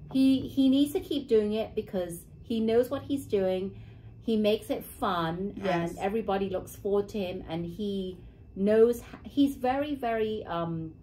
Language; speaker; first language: English; native; English